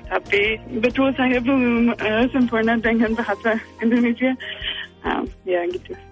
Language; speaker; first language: Indonesian; non-native, fluent; English